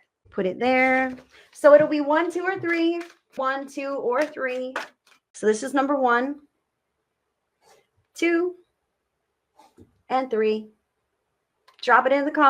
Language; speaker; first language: English; native; English